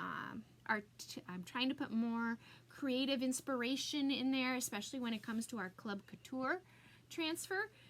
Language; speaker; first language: English; native; English